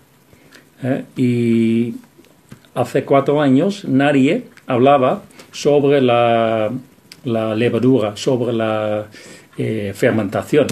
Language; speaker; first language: Spanish; non-native, fluent; Dutch